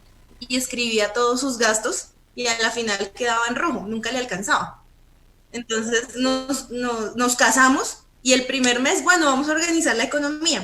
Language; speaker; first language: Spanish; native; Spanish